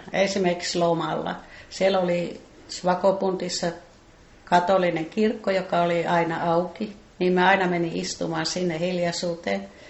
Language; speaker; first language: Finnish; native; Finnish